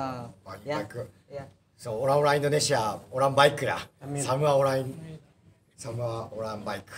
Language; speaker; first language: Indonesian; non-native, learner; Japanese